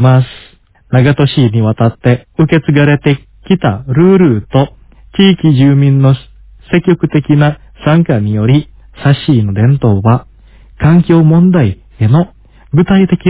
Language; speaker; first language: Japanese; non-native, fluent; Indonesian